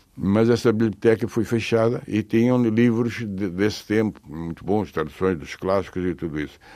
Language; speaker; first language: Portuguese; native; Portuguese